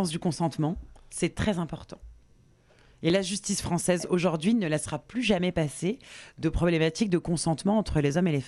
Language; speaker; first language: French; native; French